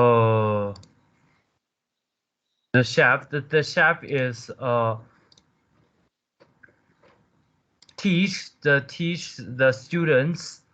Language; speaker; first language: English; non-native, learner; Chinese